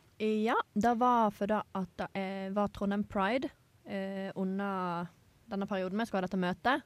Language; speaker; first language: Norwegian; native; Norwegian